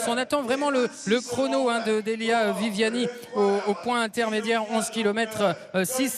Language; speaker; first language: French; native; French